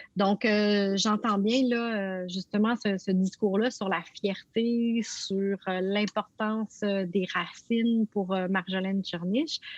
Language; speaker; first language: French; native; French